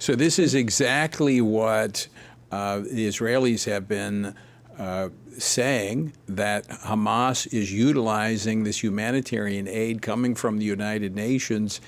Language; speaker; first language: English; native; English